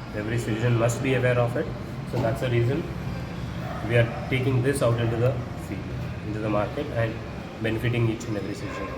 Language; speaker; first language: English; non-native, local second language; Telugu